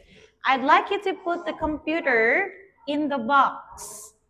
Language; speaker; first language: English; non-native, fluent; Vietnamese